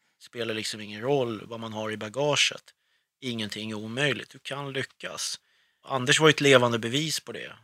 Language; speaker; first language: Swedish; early bilingual, other home language; Arabic